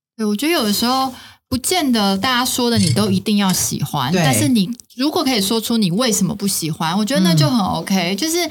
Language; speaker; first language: Chinese; native; Chinese